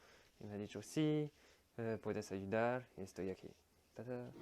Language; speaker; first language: Spanish; non-native, learner; French